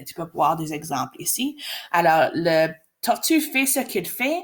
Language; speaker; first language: French; non-native, learner; English